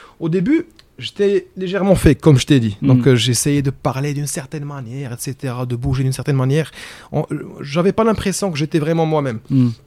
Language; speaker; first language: French; non-native, local second language; Arabic